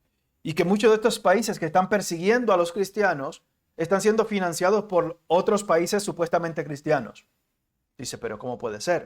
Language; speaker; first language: Spanish; native; Spanish